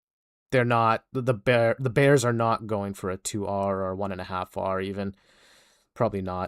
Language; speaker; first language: English; native; English